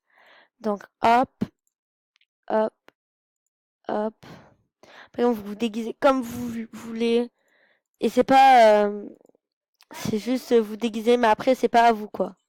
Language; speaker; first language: French; native; French